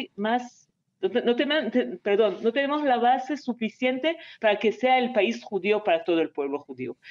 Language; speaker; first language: Spanish; non-native, fluent; Hebrew